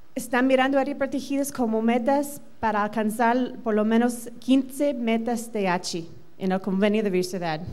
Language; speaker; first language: Spanish; non-native, fluent; English